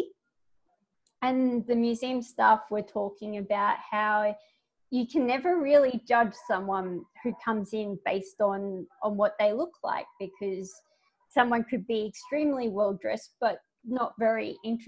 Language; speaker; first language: English; native; English